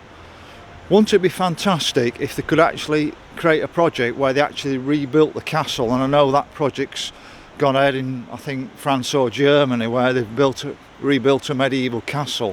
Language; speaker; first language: English; native; English